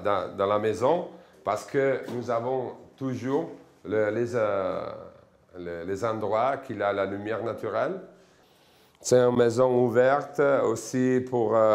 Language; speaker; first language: French; non-native, fluent; Italian